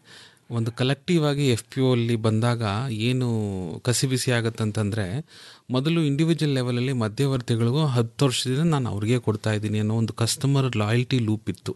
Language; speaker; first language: Kannada; native; Kannada